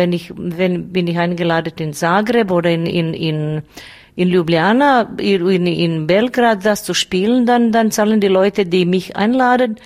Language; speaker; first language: German; non-native, learner; Bosnian